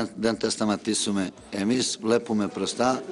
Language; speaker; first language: Greek; non-native, fluent; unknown